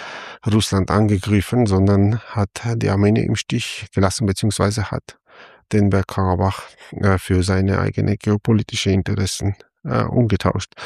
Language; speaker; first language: German; non-native, fluent; Armenian